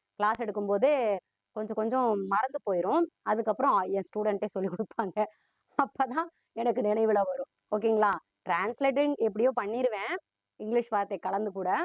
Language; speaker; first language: Tamil; early bilingual, heritage; Tamil